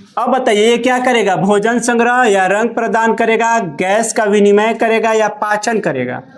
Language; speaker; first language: Hindi; native; Hindi